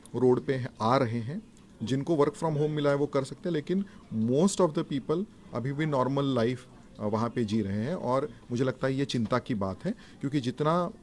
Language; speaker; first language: Hindi; non-native, local second language; Marathi